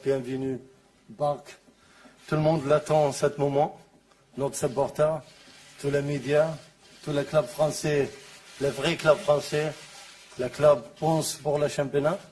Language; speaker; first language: French; non-native, learner; Arabic